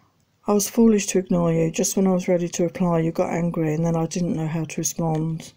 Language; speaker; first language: English; native; English